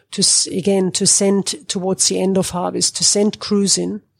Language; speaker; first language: English; non-native, fluent; German